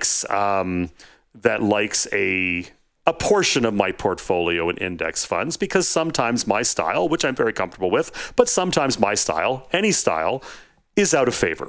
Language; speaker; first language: English; native; English